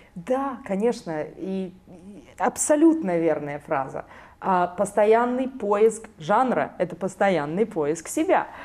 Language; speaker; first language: Russian; non-native, local second language; Belarusian